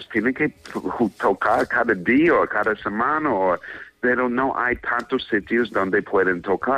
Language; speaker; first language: Spanish; non-native, fluent; English